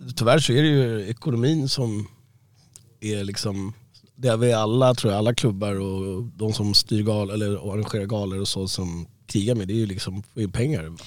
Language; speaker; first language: Swedish; native; Swedish